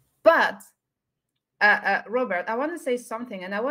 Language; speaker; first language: English; non-native, fluent; French